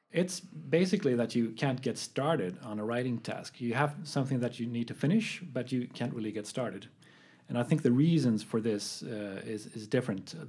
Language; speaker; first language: English; non-native, fluent; Swedish